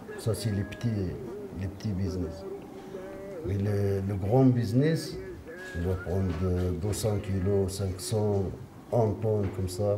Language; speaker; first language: French; non-native, learner; Riffian